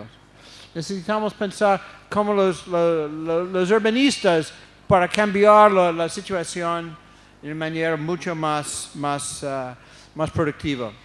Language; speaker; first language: Spanish; non-native, fluent; English